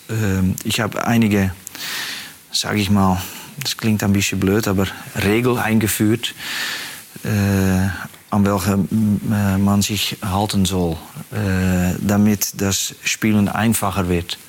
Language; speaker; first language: German; non-native, fluent; Dutch